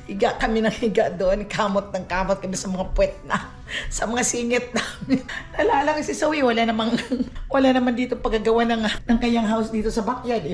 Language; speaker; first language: Filipino; non-native, local second language; Cebuano